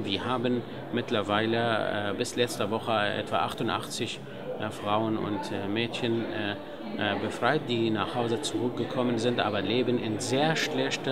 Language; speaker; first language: German; non-native, fluent; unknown